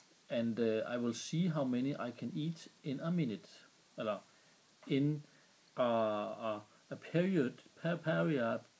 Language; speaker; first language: English; non-native, learner; Danish